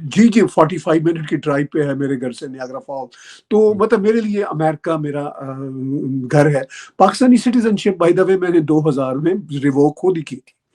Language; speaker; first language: Urdu; native; Urdu